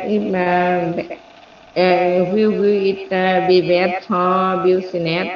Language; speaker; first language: English; non-native, learner; Vietnamese